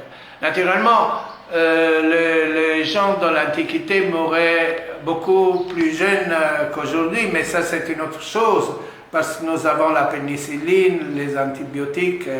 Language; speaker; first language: French; non-native, fluent; Italian